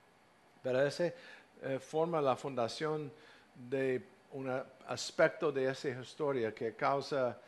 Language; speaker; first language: Spanish; non-native, fluent; English